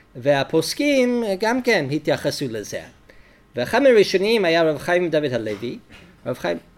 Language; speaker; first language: Hebrew; non-native, fluent; English